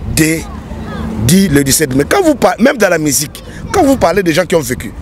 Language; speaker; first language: French; non-native, local second language; Lingala